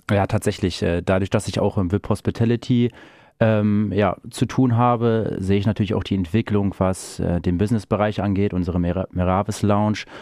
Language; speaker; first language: German; native; German